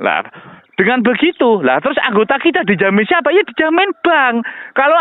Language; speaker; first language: Indonesian; non-native, local second language; Javanese